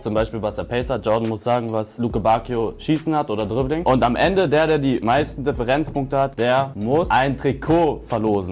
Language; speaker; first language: German; native; German